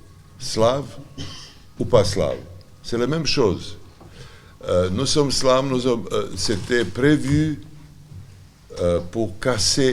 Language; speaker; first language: French; non-native, learner; Serbian